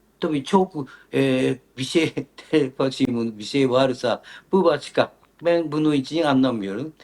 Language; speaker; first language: Turkish; non-native, learner; Japanese